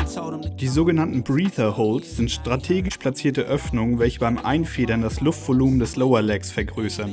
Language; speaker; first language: German; native; German